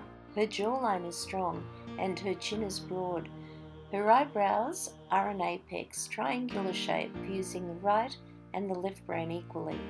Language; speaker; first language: English; native; English